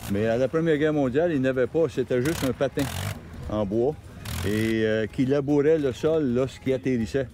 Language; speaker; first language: French; native; French